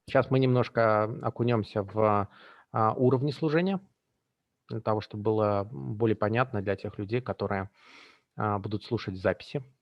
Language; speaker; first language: Russian; native; Russian